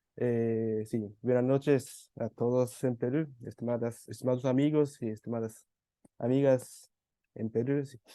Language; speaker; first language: Spanish; non-native, fluent; Japanese